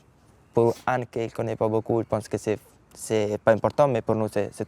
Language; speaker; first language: French; non-native, learner; Italian